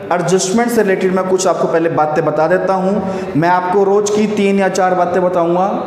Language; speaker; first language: Hindi; native; Hindi